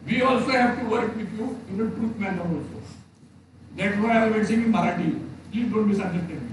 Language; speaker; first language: English; non-native, local second language; Marathi